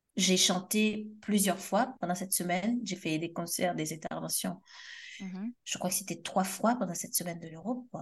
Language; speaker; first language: French; non-native, local second language; Haitian Creole